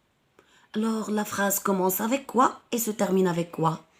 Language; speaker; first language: French; non-native, local second language; Arabic